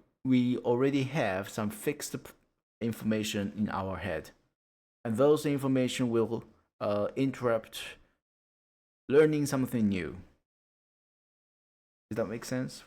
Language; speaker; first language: English; non-native, learner; Japanese